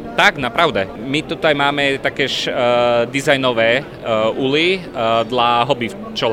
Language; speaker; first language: Polish; non-native, learner; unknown